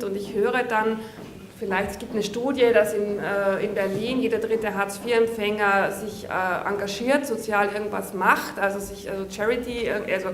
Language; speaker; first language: German; native; German